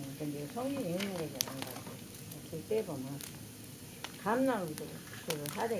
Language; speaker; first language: Korean; native; Korean